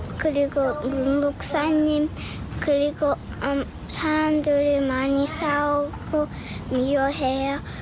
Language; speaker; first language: Korean; early bilingual, heritage; English